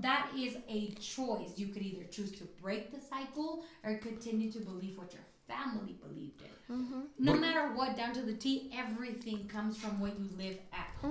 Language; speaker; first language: English; early bilingual, other home language; Spanish